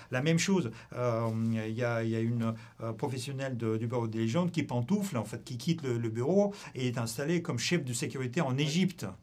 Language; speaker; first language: French; non-native, fluent; Russian